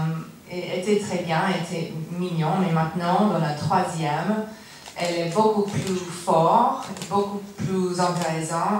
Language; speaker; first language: French; non-native, learner; English